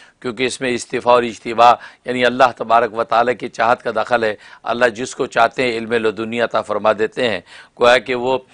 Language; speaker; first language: Urdu; native; Urdu